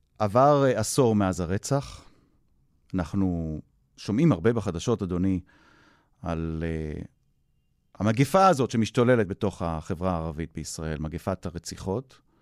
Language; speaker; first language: Hebrew; native; Hebrew